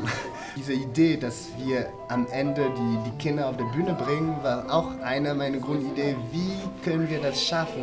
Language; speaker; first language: German; non-native, fluent; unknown